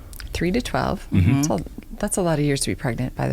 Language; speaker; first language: English; native; English